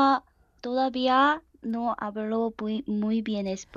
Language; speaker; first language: Spanish; non-native, learner; Korean